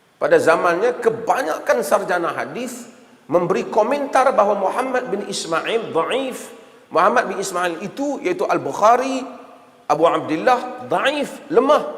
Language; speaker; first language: Malay; native; Malay